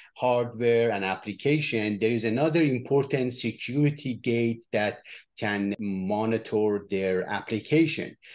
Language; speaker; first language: English; non-native, fluent; Persian